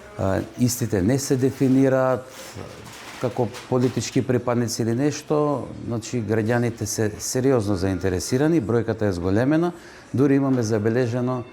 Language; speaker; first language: Macedonian; native; Macedonian